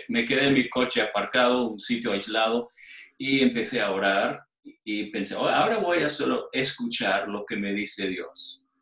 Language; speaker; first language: Spanish; non-native, fluent; English